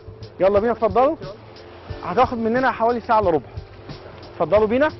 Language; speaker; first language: Arabic; native; Arabic